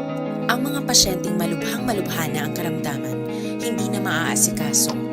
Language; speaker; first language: Filipino; native; Filipino